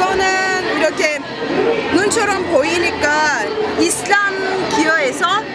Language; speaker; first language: Korean; non-native, fluent; Turkish